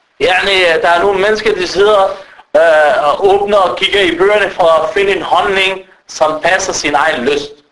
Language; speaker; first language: Danish; early bilingual, other home language; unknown